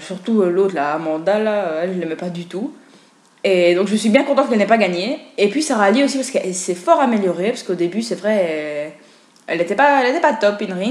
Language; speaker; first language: French; native; French